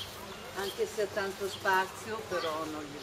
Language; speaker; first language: Italian; native; Italian